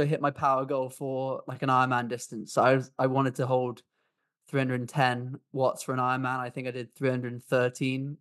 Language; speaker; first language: English; native; English